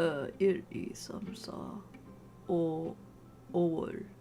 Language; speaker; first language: Korean; non-native, learner; English